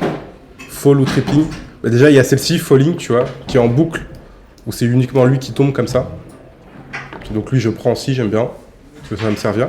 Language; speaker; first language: French; native; French